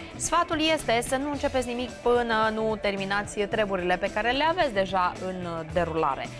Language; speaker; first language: Romanian; native; Romanian